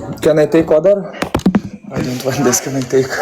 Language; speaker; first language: English; non-native, learner; Lithuanian